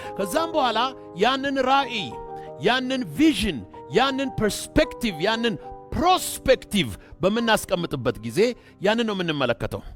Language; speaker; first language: Amharic; non-native, local second language; Oromo